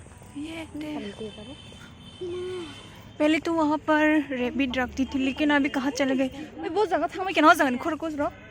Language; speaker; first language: Hindi; non-native, local second language; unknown